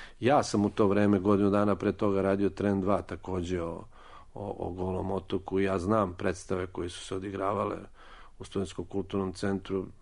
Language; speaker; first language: Serbian; native; Serbian